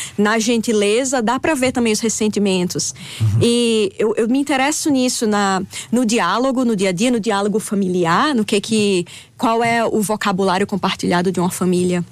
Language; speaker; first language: Portuguese; native; Portuguese